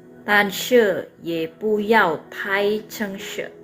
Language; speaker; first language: Chinese; non-native, fluent; Indonesian